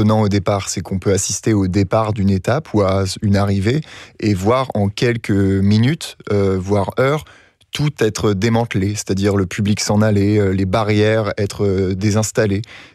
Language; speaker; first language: French; native; French